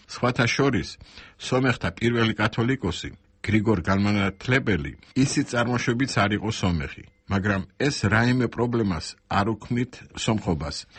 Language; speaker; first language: Georgian; non-native, local second language; Armenian